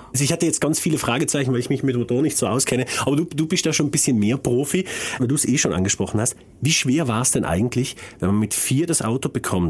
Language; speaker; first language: German; native; German